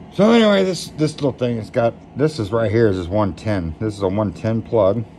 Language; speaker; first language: English; native; English